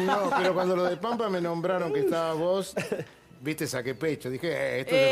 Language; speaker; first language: Spanish; native; Spanish